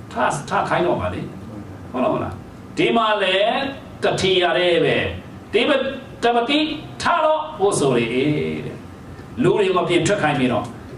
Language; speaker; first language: Burmese; non-native, local second language; Hakha Chin